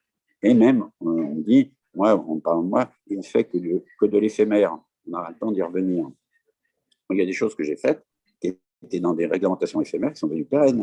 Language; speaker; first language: French; native; French